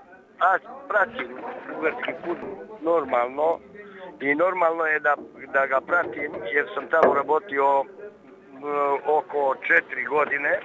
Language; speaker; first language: Bulgarian; non-native, learner; Serbian